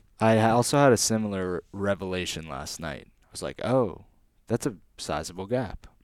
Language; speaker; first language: English; native; English